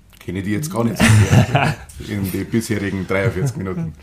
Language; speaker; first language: German; native; German